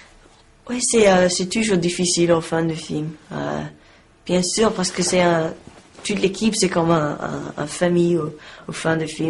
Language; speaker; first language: French; non-native, learner; English